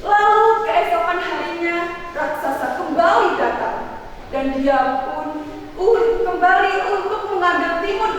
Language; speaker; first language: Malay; non-native, local second language; Javanese